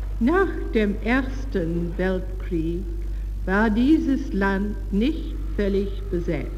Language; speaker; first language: German; non-native, learner; English